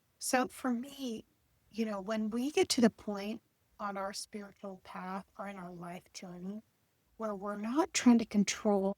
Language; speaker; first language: English; native; English